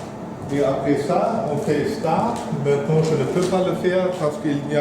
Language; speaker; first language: French; non-native, fluent; German